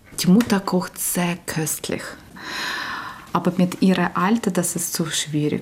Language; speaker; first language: German; non-native, learner; Ukrainian